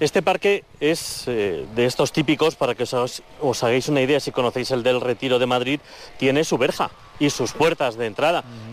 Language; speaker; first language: Spanish; native; Spanish